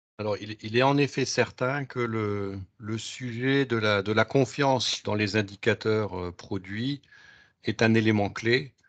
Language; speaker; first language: French; native; French